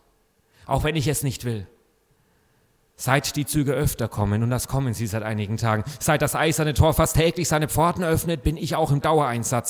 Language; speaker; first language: German; native; German